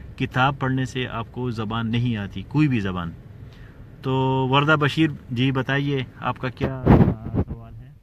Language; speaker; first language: Urdu; non-native, local second language; Pashto